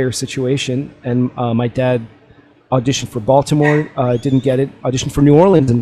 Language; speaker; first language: English; early bilingual, other home language; Russian